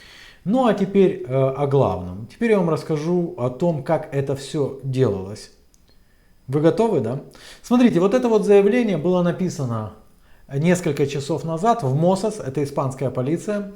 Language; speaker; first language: Russian; native; Russian